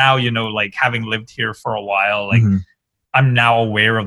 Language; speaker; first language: English; non-native, local second language; Filipino